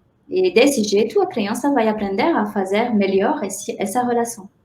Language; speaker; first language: Portuguese; non-native, fluent; French